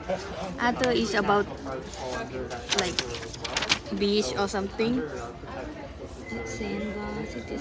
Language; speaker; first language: English; non-native, learner; Thai